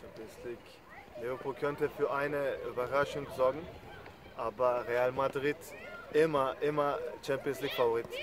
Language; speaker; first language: German; non-native, learner; Turkish